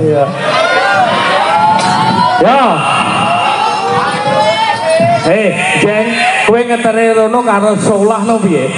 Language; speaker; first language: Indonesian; non-native, local second language; Javanese